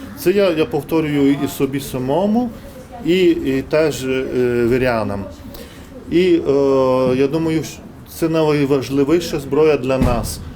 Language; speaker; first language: Ukrainian; non-native, fluent; Lithuanian